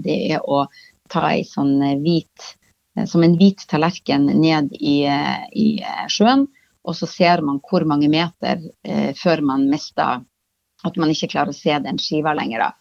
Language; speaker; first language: Norwegian; native; Norwegian